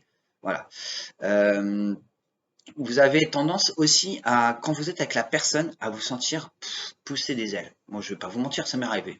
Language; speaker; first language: French; native; French